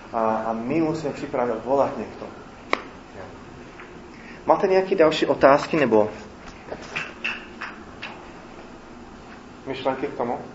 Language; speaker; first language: Czech; non-native, fluent; English